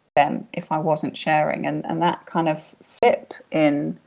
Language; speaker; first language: English; native; English